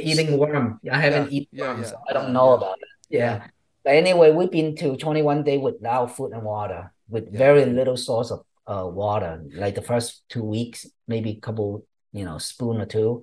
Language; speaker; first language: English; non-native, fluent; Vietnamese